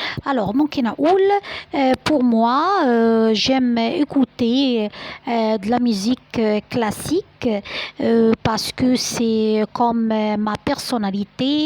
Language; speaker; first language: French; non-native, fluent; Arabic